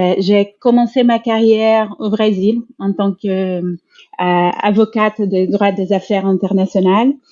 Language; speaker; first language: French; non-native, fluent; Portuguese